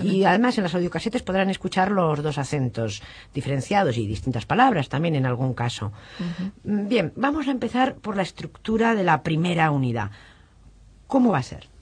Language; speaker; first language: Spanish; native; Spanish